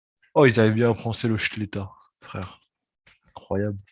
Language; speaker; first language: French; native; French